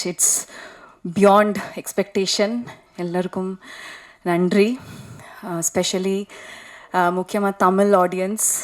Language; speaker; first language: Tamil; non-native, learner; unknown